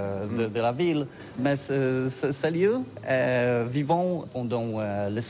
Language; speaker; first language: French; non-native, learner; Polish